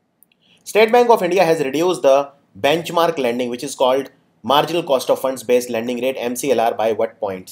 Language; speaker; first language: English; non-native, local second language; Hindi